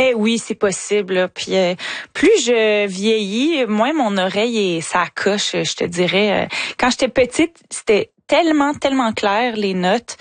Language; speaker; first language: French; native; French